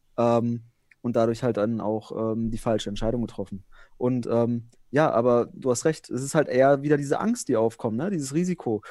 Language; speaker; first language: German; early bilingual, other home language; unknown